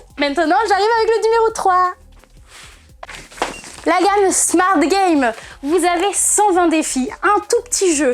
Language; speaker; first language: French; native; French